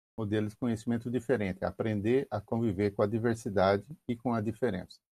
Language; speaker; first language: Portuguese; native; Portuguese